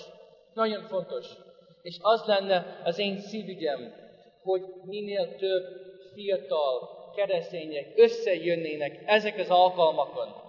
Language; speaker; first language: Hungarian; non-native, fluent; English